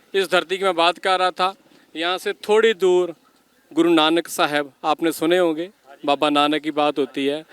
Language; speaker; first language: Hindi; non-native, local second language; Punjabi